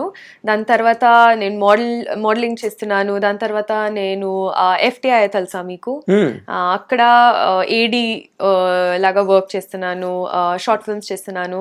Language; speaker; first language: Telugu; non-native, learner; Hindi